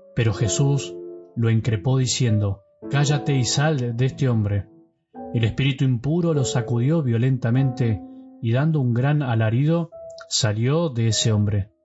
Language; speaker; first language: Spanish; native; Spanish